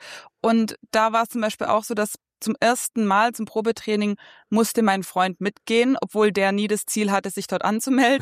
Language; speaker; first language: German; native; German